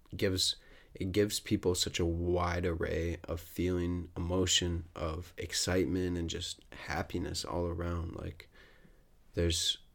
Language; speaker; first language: English; native; English